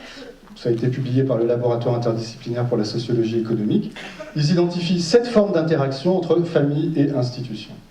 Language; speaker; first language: French; native; French